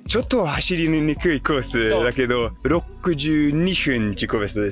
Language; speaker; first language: Japanese; non-native, learner; English